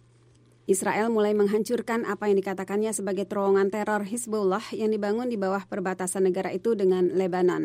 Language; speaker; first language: Indonesian; native; Indonesian